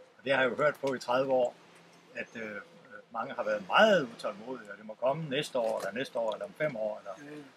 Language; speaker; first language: Danish; native; Danish